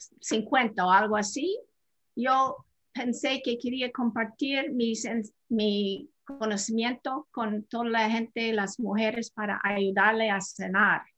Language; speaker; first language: Spanish; non-native, fluent; English